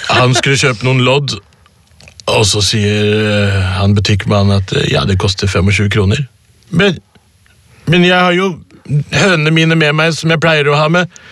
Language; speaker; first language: Norwegian; early bilingual, other home language; Urdu